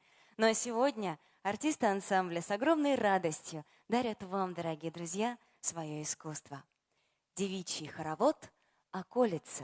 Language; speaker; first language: Russian; native; Russian